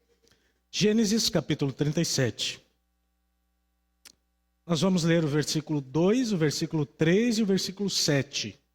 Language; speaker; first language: Portuguese; native; Portuguese